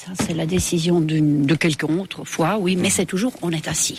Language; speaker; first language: French; non-native, fluent; Estonian